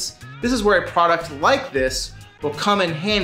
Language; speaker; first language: English; native; English